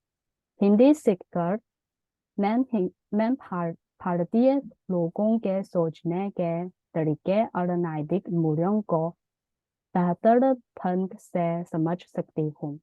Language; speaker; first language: Hindi; non-native, learner; Chinese